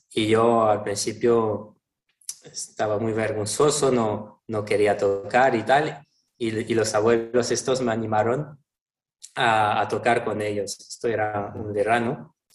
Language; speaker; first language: Spanish; non-native, fluent; French